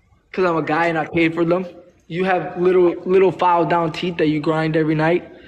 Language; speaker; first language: English; early bilingual, other home language; Spanish